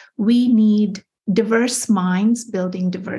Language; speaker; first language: English; non-native, local second language; Bangla